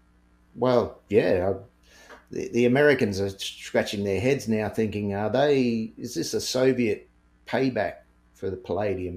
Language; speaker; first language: English; native; English